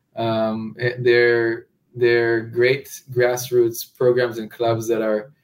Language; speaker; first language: English; non-native, fluent; Hebrew